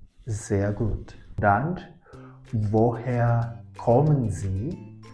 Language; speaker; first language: German; non-native, fluent; Indonesian